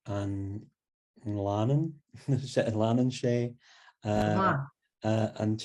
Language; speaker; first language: Irish; non-native, learner; English